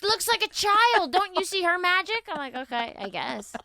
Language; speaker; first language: English; native; English